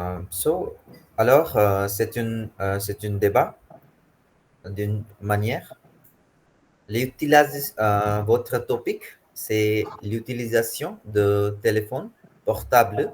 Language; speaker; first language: French; non-native, fluent; Hindi